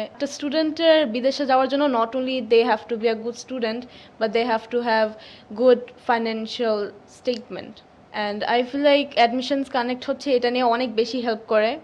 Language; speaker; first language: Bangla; early bilingual, heritage; Bangla